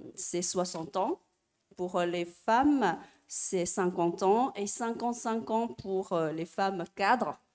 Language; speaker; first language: French; non-native, fluent; Chinese